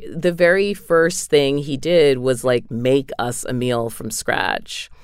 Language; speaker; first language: English; native; English